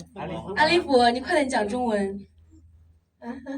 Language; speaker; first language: Chinese; non-native, fluent; Indonesian